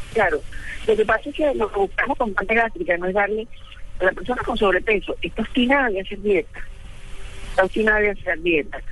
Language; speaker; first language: Spanish; native; Spanish